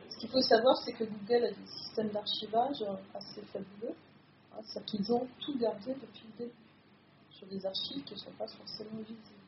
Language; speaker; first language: French; native; French